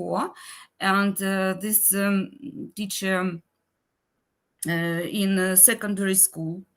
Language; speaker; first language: English; non-native, learner; Ukrainian